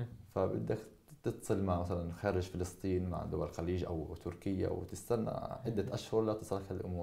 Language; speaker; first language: Arabic; native; Arabic